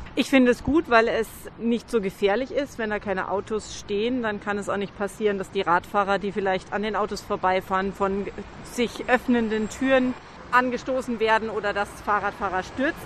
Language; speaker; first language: German; native; German